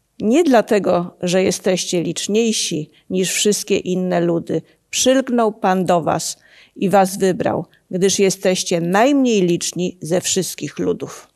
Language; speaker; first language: Polish; native; Polish